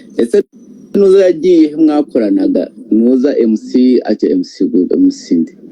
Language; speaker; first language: Kinyarwanda; native; Kinyarwanda